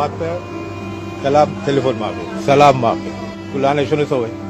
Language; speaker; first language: Arabic; non-native, learner; Bangla